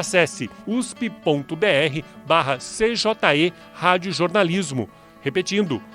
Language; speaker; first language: Portuguese; native; Portuguese